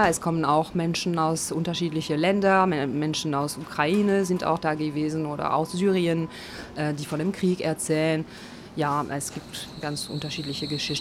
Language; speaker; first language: German; non-native, fluent; French